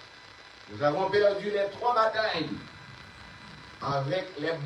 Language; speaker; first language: French; non-native, local second language; Haitian Creole